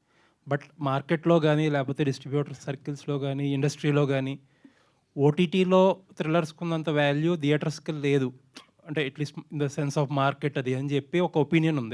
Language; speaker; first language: Telugu; native; Telugu